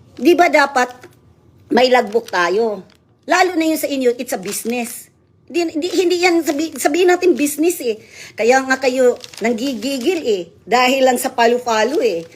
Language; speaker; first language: Filipino; non-native, local second language; Cebuano